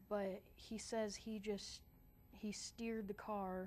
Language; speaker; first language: English; native; English